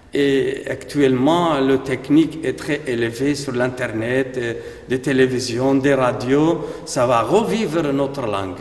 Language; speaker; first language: French; non-native, fluent; Aramaic